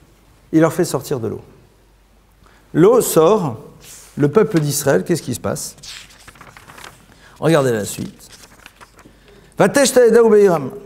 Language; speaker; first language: French; native; French